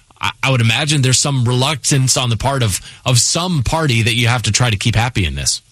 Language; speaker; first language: English; native; English